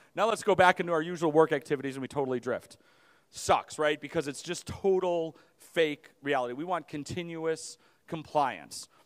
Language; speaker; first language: English; native; English